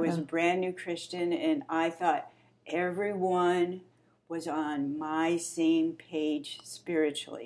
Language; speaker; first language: English; native; English